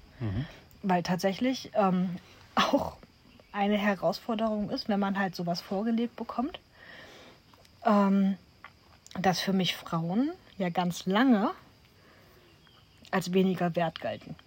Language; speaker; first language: German; native; German